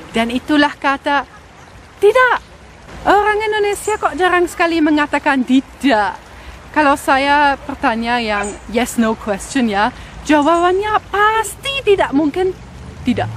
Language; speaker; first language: Indonesian; non-native, fluent; German